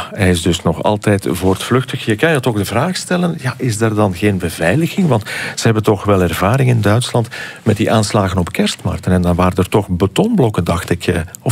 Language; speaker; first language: Dutch; native; Dutch